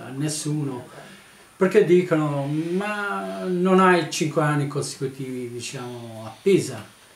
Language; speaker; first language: Italian; non-native, learner; Albanian